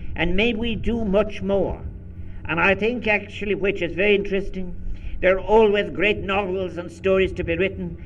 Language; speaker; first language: English; native; English